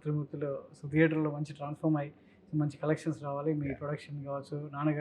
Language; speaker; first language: Telugu; native; Telugu